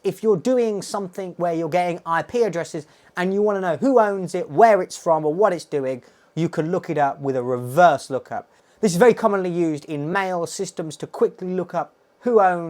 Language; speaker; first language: English; native; English